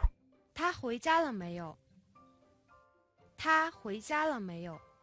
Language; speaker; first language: Chinese; non-native, fluent; Mongolian